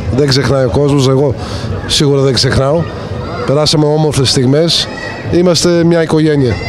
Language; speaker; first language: Greek; early bilingual, heritage; English